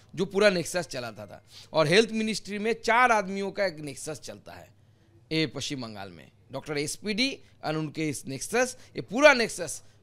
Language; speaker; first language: Hindi; non-native, local second language; Bangla